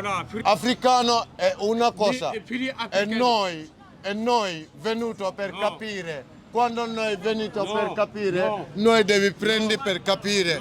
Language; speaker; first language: Italian; non-native, learner; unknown